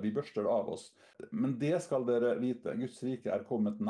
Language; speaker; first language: Norwegian; native; Norwegian